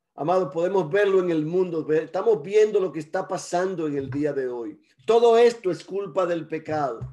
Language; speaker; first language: Spanish; early bilingual, heritage; Spanish